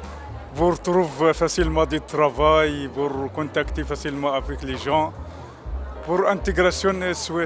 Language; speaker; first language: French; non-native, learner; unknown